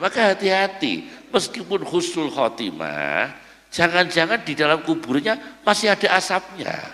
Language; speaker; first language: Indonesian; native; Indonesian